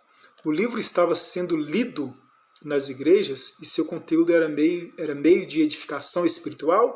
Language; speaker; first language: Portuguese; native; Portuguese